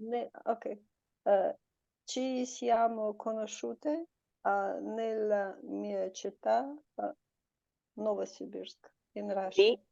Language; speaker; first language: Italian; non-native, learner; Russian